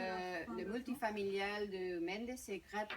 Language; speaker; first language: French; non-native, fluent; Spanish